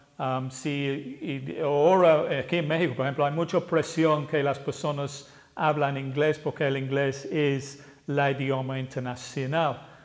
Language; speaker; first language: Spanish; non-native, fluent; English